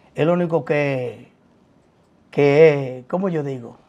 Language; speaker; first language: Spanish; native; Spanish